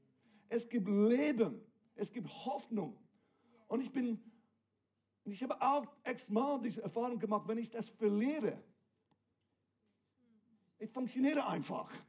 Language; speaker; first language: German; non-native, fluent; English